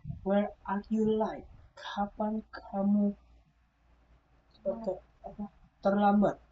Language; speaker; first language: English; non-native, learner; Indonesian